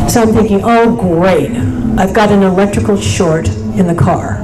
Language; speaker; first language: English; native; English